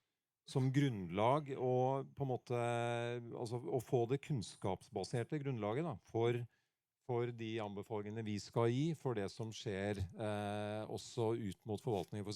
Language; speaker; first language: Norwegian; native; Norwegian